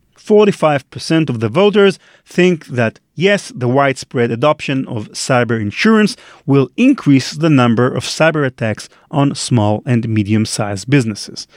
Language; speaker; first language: English; non-native, fluent; Hebrew